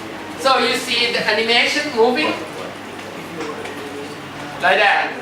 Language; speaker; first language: English; non-native, fluent; Thai